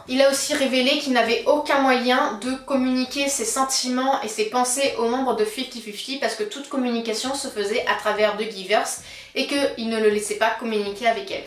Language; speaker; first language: French; native; French